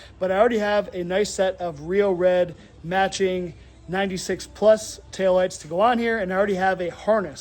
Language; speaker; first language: English; native; English